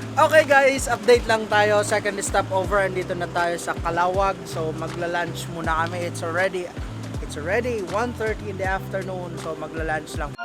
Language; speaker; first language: Filipino; native; Filipino